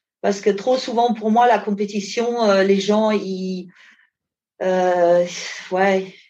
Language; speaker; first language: French; non-native, fluent; German